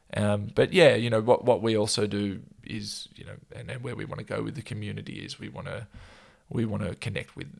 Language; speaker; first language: English; native; English